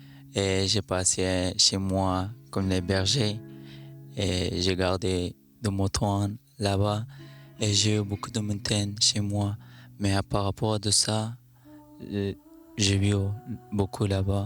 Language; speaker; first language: French; non-native, learner; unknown